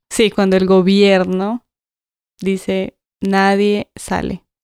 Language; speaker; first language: Spanish; native; Spanish